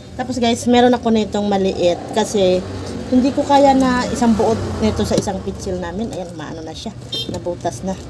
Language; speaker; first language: Filipino; non-native, local second language; Surigaonon